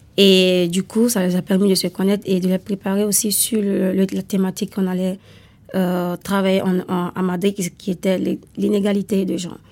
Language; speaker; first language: French; non-native, fluent; Italian